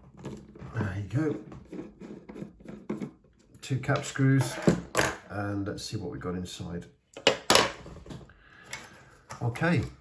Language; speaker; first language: English; native; English